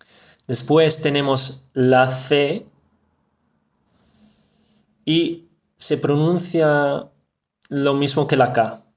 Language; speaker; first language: Spanish; non-native, fluent; Dutch